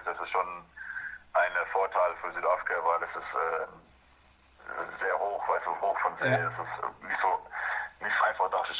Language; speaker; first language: German; non-native, fluent; Afrikaans